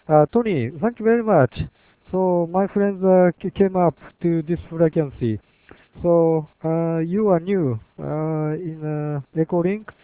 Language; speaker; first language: English; non-native, learner; Japanese